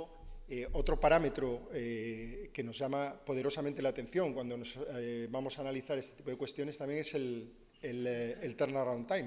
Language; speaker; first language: Spanish; native; Spanish